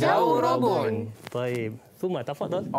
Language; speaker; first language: Arabic; non-native, fluent; Malay